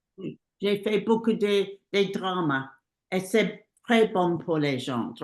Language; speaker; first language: French; non-native, learner; English